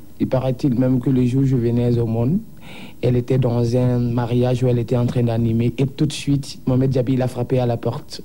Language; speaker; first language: French; non-native, local second language; Bambara